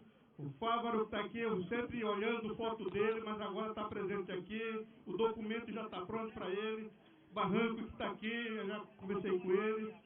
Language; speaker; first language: Portuguese; non-native, local second language; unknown